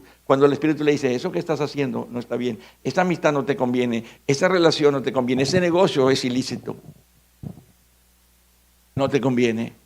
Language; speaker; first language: Spanish; native; Spanish